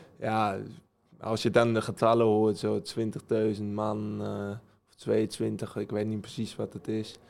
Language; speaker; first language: Dutch; early bilingual, heritage; Dutch